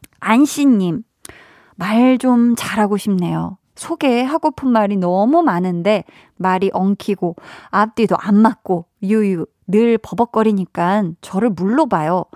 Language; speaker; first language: Korean; native; Korean